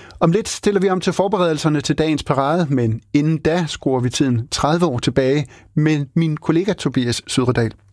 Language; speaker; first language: Danish; native; Danish